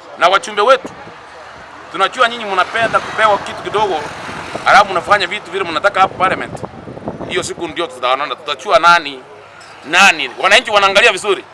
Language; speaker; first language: Swahili; non-native, local second language; Gusii